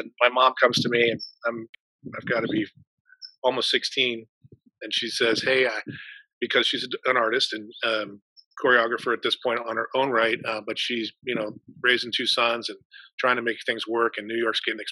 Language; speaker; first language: English; native; English